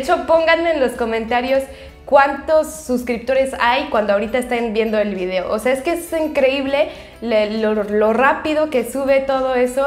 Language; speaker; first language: Spanish; non-native, fluent; French